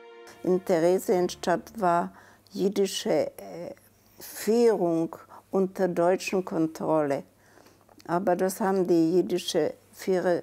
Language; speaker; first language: German; non-native, fluent; Czech